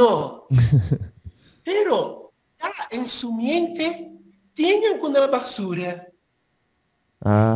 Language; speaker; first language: Spanish; non-native, learner; Portuguese